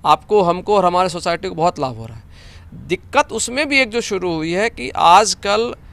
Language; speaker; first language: Hindi; native; Hindi